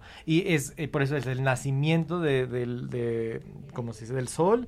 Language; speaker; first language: Spanish; non-native, fluent; English